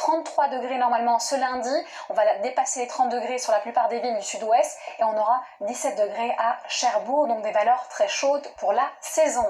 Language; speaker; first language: French; native; French